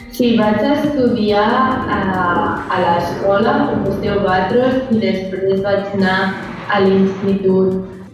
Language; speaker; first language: Catalan; native; Catalan